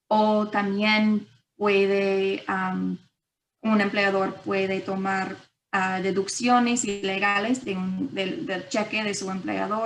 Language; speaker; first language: Spanish; non-native, fluent; English